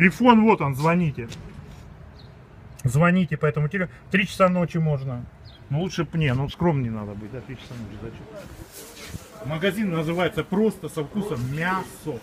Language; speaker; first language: Russian; native; Russian